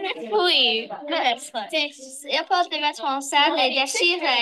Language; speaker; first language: French; non-native, learner; English